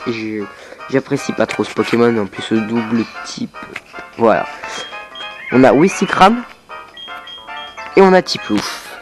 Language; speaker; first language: French; native; French